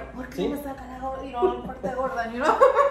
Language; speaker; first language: Spanish; non-native, local second language; English